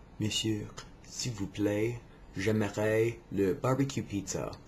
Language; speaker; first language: French; non-native, learner; English